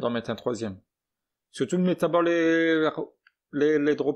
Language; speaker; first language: French; native; French